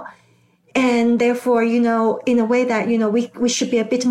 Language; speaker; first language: English; non-native, local second language; Cantonese